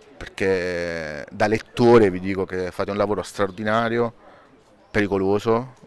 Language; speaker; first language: Italian; native; Italian